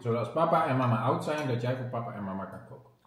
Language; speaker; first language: Dutch; native; Dutch